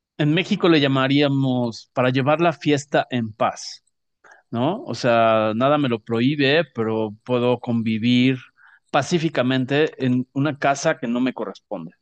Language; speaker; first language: Spanish; native; Spanish